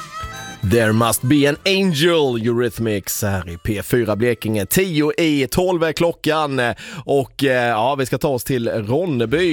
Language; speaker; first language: Swedish; native; Swedish